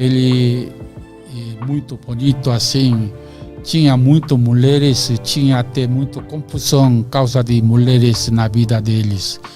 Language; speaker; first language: Portuguese; non-native, learner; Korean